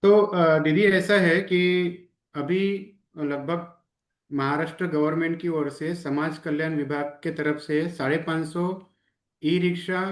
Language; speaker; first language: Hindi; non-native, local second language; Marathi